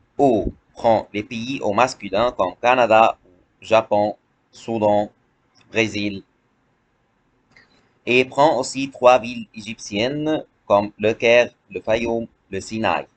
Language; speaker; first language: French; non-native, fluent; Arabic